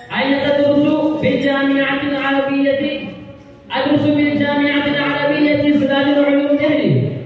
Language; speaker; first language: Arabic; non-native, learner; Urdu